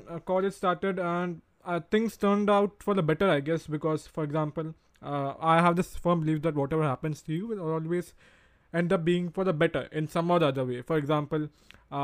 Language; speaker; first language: English; non-native, local second language; Hindi